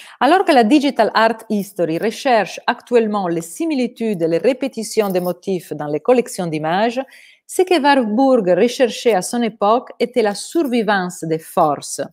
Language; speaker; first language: French; non-native, fluent; Italian